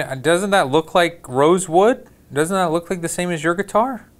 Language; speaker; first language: English; native; English